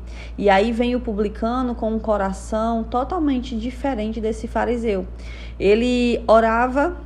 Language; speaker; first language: Portuguese; native; Portuguese